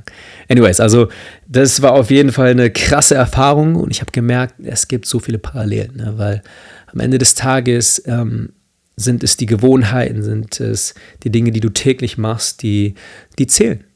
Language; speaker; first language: German; native; German